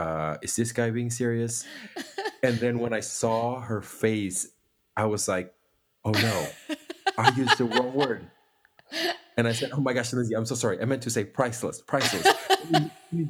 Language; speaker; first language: English; non-native, fluent; Indonesian